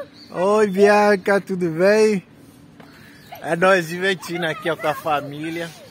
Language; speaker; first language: Portuguese; non-native, fluent; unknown